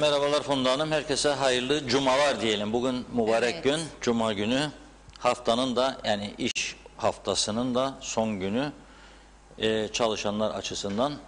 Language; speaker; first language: Turkish; native; Turkish